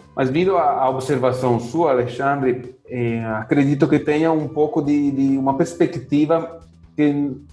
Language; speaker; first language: Portuguese; non-native, fluent; Italian